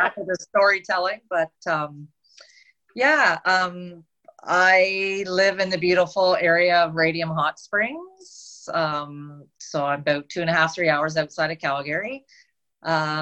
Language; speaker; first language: English; native; English